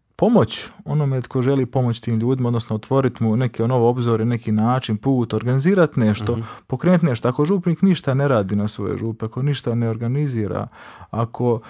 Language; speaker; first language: Croatian; native; Croatian